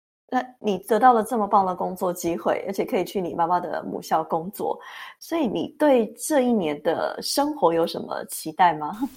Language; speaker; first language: Chinese; native; Chinese